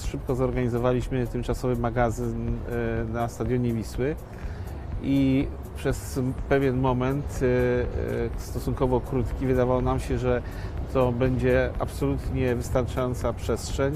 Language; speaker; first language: Polish; native; Polish